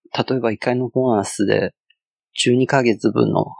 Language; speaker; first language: Japanese; non-native, fluent; Chinese